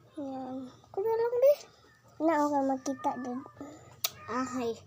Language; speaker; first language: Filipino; non-native, local second language; Cebuano